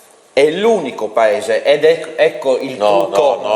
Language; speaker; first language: Italian; native; Italian